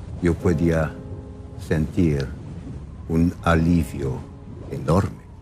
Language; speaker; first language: Spanish; non-native, fluent; English